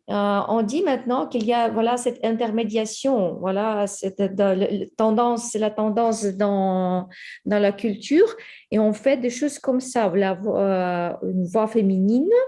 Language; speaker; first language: French; non-native, fluent; Ukrainian